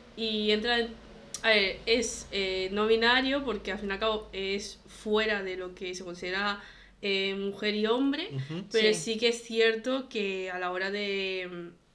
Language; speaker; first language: Spanish; early bilingual, other home language; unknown